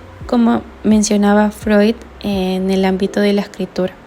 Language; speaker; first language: Spanish; native; Spanish